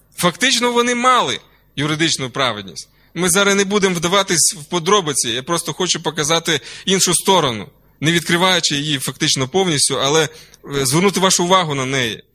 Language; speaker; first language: Ukrainian; non-native, local second language; Russian